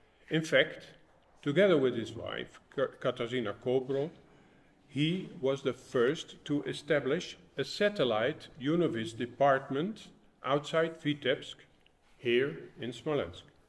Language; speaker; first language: English; non-native, fluent; Dutch